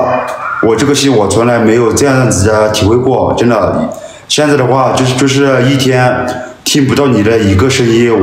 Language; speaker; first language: Chinese; non-native, local second language; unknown